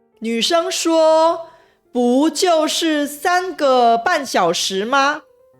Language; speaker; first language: Chinese; native; Chinese